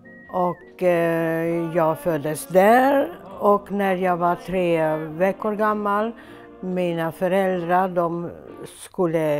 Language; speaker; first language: Swedish; non-native, fluent; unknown